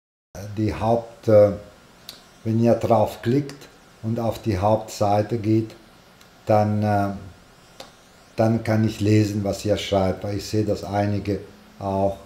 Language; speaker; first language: German; non-native, fluent; Italian